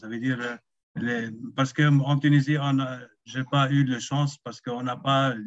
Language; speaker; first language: French; non-native, local second language; Arabic